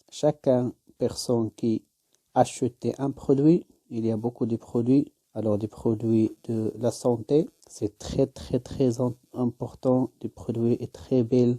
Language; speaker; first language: French; non-native, learner; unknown